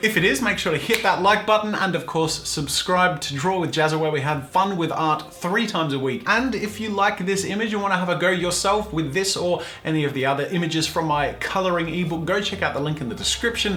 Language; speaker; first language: English; native; English